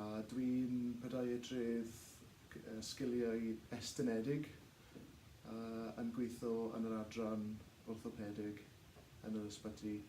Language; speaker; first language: Welsh; non-native, local second language; English